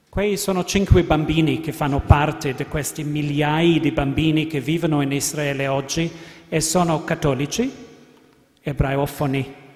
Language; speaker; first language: Italian; non-native, learner; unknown